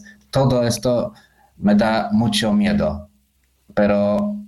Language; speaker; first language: Spanish; non-native, learner; Polish